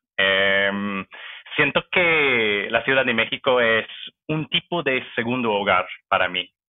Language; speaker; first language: Spanish; non-native, fluent; English